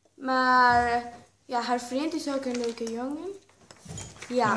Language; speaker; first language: Dutch; non-native, learner; Spanish